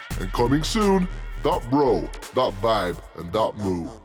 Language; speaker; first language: English; non-native, learner; Japanese